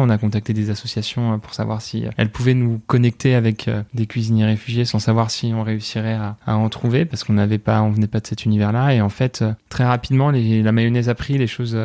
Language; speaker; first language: French; native; French